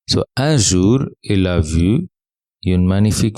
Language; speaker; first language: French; non-native, fluent; English